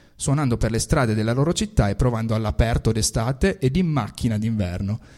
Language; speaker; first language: Italian; native; Italian